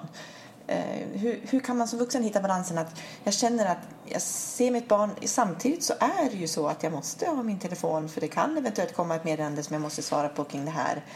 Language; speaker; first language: Swedish; native; Swedish